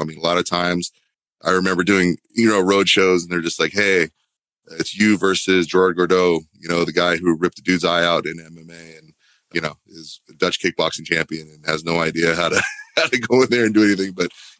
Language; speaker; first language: English; native; English